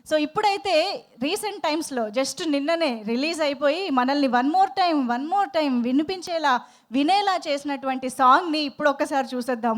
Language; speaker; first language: Telugu; native; Telugu